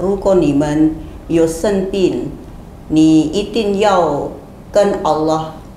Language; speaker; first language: Chinese; non-native, learner; Indonesian